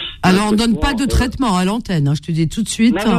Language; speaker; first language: French; native; French